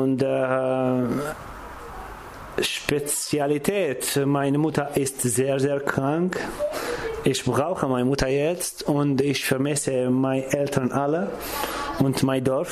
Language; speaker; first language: German; non-native, learner; Kurdish